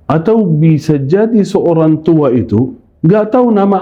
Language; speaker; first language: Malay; non-native, fluent; Arabic